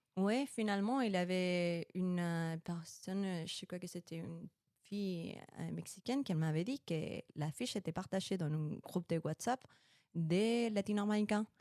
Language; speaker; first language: French; non-native, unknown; Spanish